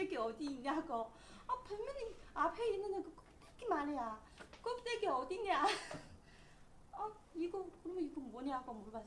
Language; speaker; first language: Korean; non-native, learner; Chinese